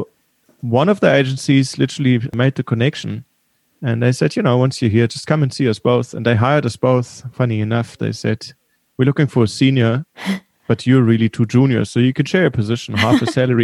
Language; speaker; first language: English; non-native, fluent; German